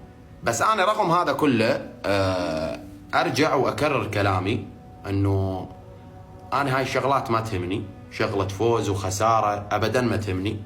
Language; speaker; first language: Arabic; native; Arabic